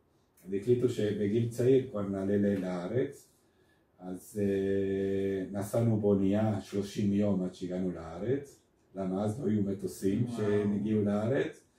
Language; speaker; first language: Hebrew; non-native, fluent; Spanish